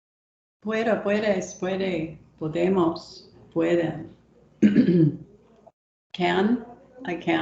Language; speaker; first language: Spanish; non-native, learner; English